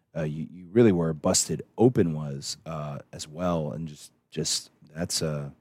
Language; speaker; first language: English; native; English